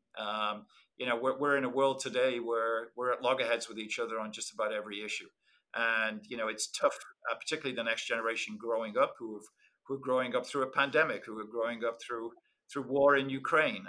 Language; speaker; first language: English; native; English